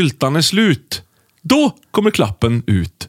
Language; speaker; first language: Swedish; native; Swedish